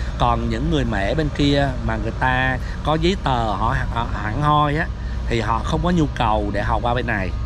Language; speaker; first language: Vietnamese; native; Vietnamese